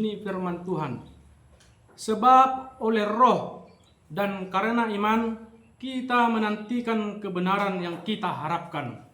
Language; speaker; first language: Indonesian; native; Indonesian